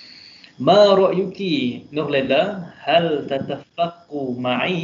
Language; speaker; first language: Arabic; non-native, learner; Malay